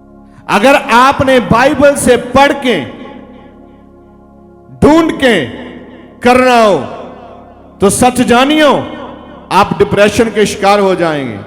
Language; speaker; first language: Hindi; non-native, local second language; Punjabi